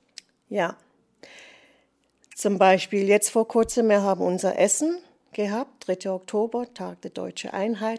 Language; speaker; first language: German; non-native, fluent; English